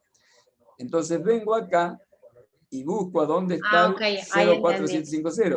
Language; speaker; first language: Spanish; native; Spanish